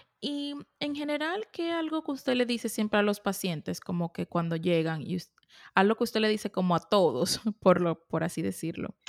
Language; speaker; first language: Spanish; native; Spanish